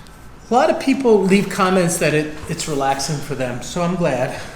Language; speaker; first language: English; native; English